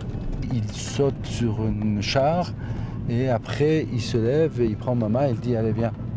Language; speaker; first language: French; non-native, fluent; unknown